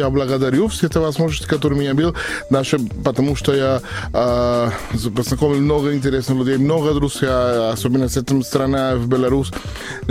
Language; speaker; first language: Russian; non-native, learner; Spanish